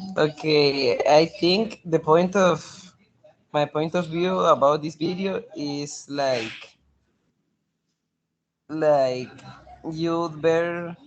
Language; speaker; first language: English; non-native, learner; Spanish